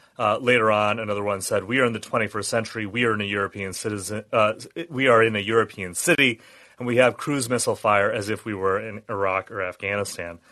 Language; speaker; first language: English; native; English